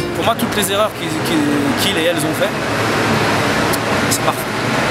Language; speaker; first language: French; native; French